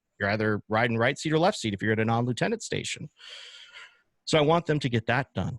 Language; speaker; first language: English; native; English